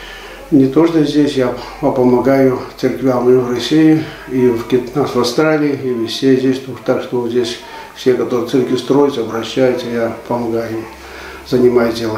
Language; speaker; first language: Russian; early bilingual, heritage; Russian